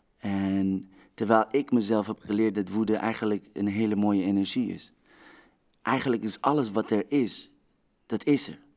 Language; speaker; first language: Dutch; early bilingual, other home language; Persian